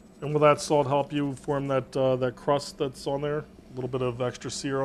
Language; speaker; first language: English; native; English